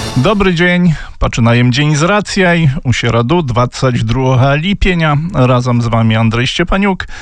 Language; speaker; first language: Belarusian; native; Belarusian